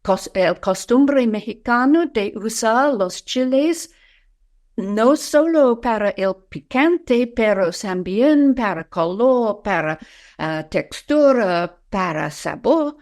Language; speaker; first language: Spanish; non-native, fluent; English